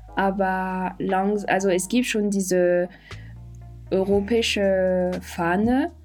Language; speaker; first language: German; non-native, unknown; French